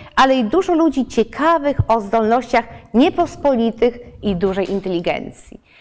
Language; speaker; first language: Polish; native; Polish